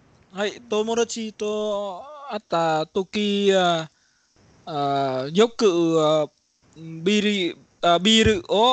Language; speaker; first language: Japanese; non-native, learner; Vietnamese